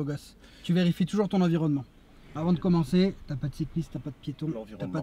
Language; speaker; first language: French; native; French